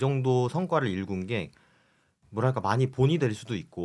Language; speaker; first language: Korean; native; Korean